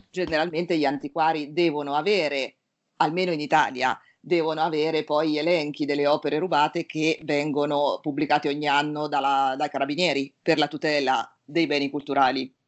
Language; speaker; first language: Italian; native; Italian